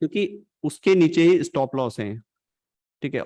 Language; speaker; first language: Hindi; native; Hindi